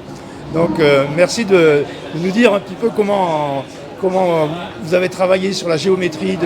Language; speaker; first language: French; native; French